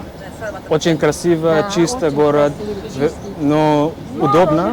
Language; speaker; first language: Russian; non-native, learner; English